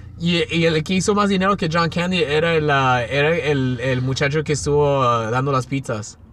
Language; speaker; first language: Spanish; early bilingual, heritage; Spanish